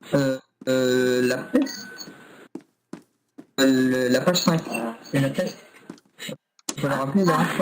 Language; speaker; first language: French; native; French